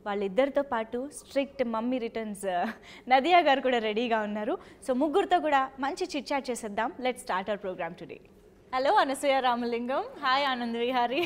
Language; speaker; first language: Telugu; native; Telugu